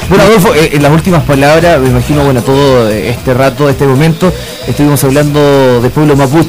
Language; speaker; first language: Spanish; native; Spanish